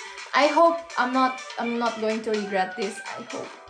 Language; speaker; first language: English; non-native, fluent; Indonesian